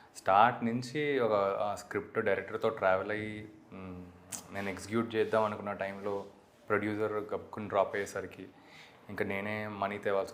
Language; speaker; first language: Telugu; native; Telugu